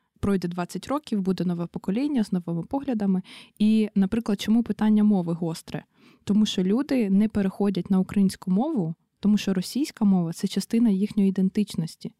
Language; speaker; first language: Ukrainian; native; Ukrainian